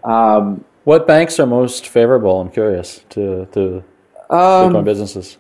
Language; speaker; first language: English; native; English